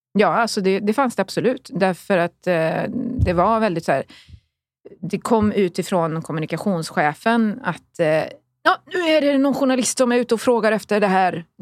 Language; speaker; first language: Swedish; early bilingual, other home language; Spanish